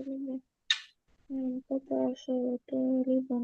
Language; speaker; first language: Arabic; non-native, learner; Bangla